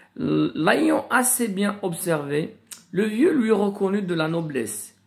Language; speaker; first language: French; non-native, local second language; Arabic